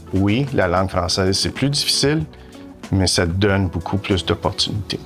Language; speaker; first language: French; native; French